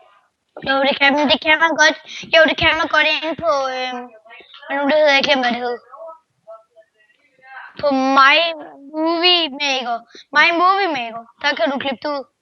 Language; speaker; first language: Danish; native; Danish